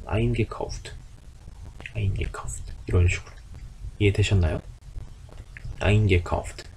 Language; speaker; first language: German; non-native, fluent; Korean